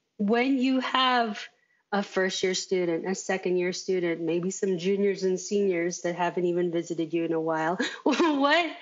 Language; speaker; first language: English; native; English